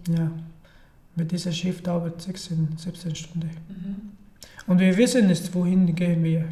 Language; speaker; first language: German; non-native, fluent; Arabic